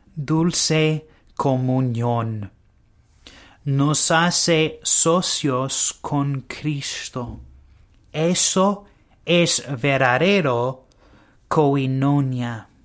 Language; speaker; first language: Spanish; non-native, learner; English